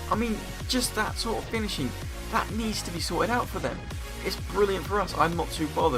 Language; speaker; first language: English; native; English